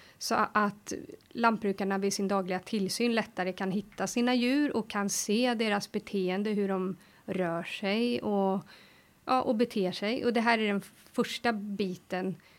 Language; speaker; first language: Swedish; native; Swedish